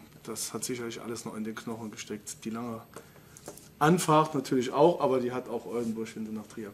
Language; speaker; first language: German; native; German